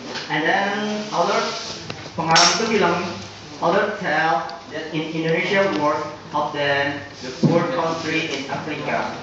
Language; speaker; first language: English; non-native, learner; Indonesian